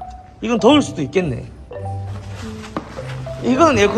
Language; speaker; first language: Korean; native; Korean